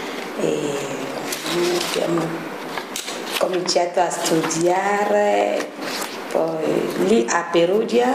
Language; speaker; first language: Italian; non-native, learner; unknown